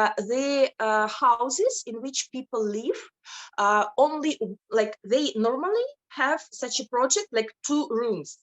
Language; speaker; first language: English; non-native, fluent; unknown